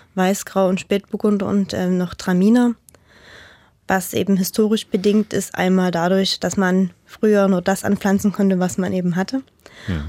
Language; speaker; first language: German; native; German